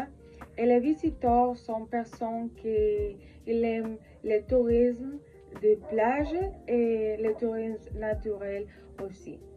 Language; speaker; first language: French; non-native, learner; Spanish